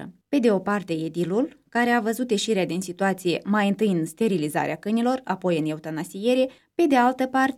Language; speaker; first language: Romanian; native; Romanian